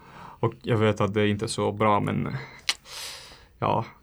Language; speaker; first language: Swedish; non-native, learner; Italian